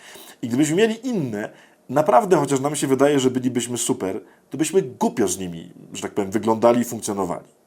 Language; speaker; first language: Polish; native; Polish